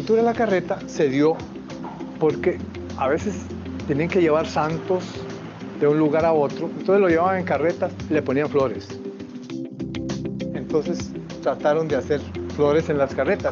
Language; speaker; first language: Spanish; native; Spanish